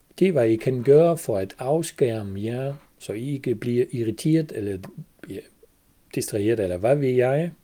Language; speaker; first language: Danish; non-native, fluent; German